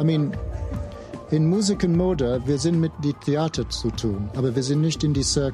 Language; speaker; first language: German; non-native, fluent; English